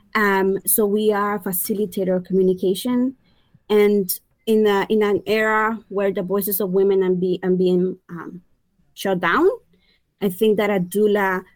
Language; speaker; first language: English; non-native, fluent; Spanish